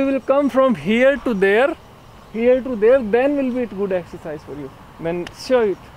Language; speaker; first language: English; non-native, learner; Hindi